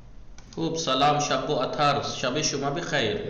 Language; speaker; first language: Persian; non-native, learner; Urdu